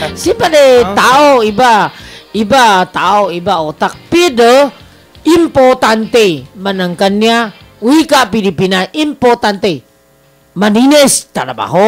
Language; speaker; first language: Filipino; non-native, learner; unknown